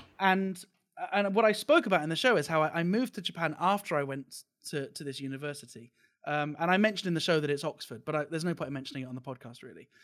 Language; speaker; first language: English; native; English